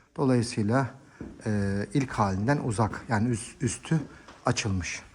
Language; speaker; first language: Turkish; native; Turkish